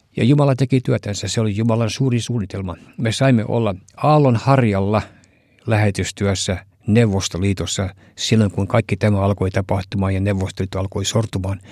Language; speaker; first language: Finnish; early bilingual, heritage; Finnish